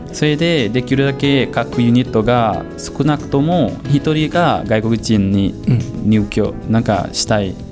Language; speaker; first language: Japanese; non-native, fluent; Lao